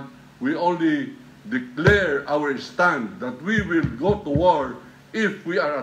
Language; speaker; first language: English; non-native, local second language; Filipino